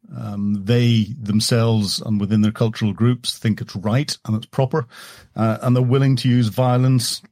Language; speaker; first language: English; native; English